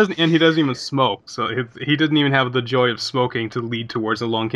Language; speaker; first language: English; native; English